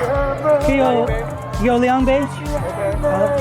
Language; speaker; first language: Chinese; non-native, learner; English